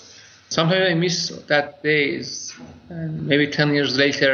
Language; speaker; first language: English; non-native, fluent; Persian